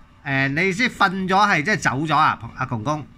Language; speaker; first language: Cantonese; native; Cantonese